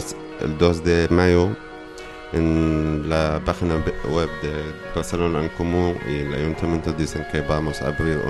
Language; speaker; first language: Spanish; non-native, learner; Arabic